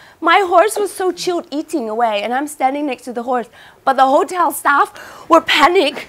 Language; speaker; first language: English; non-native, fluent; Thai